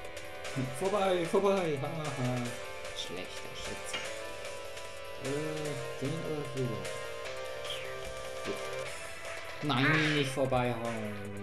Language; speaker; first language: German; native; German